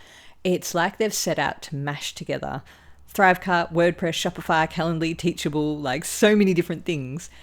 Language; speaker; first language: English; native; English